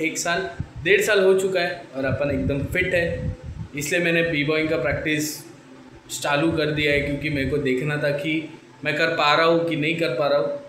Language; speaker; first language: Hindi; non-native, local second language; Marathi